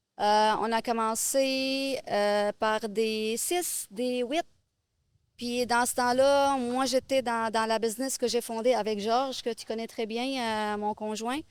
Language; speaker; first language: French; non-native, local second language; Arabic